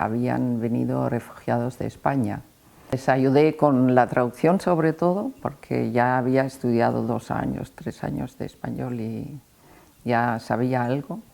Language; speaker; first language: Spanish; non-native, fluent; Dutch